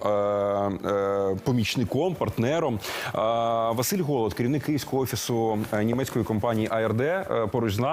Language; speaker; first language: Ukrainian; native; Ukrainian